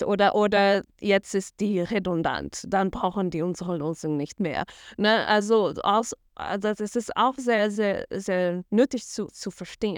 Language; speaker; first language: German; non-native, fluent; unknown